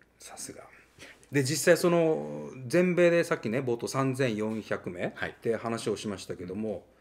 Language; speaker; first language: Japanese; native; Japanese